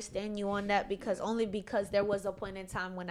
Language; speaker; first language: English; early bilingual, other home language; Spanish